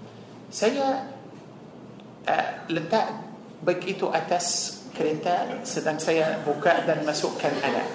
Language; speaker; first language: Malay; non-native, fluent; Arabic